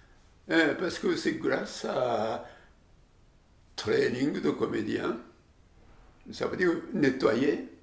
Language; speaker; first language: French; non-native, learner; Japanese